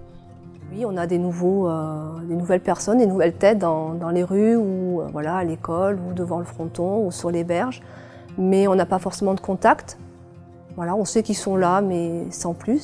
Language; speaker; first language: French; native; French